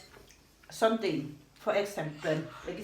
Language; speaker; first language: Norwegian; non-native, learner; Thai